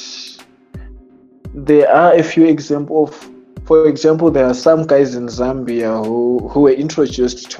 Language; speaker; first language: English; non-native, local second language; North Ndebele